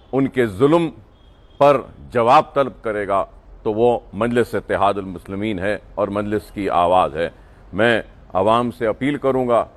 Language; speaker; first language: Hindi; non-native, local second language; Urdu